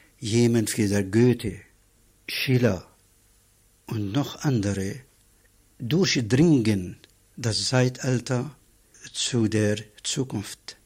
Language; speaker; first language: German; non-native, fluent; Arabic